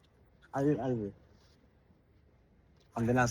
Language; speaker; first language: Arabic; native; Arabic